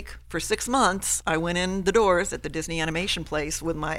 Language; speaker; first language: English; native; English